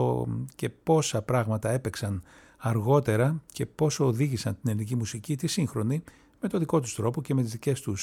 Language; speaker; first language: Greek; native; Greek